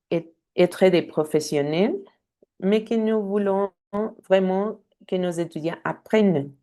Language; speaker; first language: French; non-native, fluent; Spanish